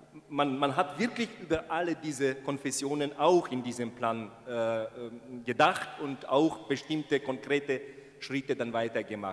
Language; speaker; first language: German; non-native, fluent; Ukrainian